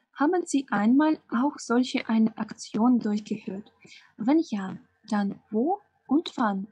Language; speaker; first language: German; non-native, fluent; Russian